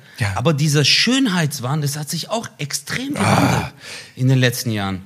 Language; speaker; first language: German; early bilingual, other home language; Turkish